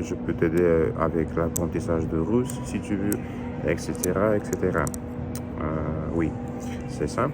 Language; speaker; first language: French; non-native, learner; Russian